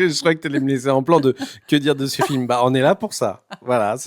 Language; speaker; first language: French; native; French